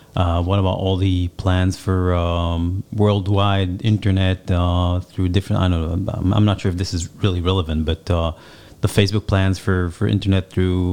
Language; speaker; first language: English; non-native, fluent; Hebrew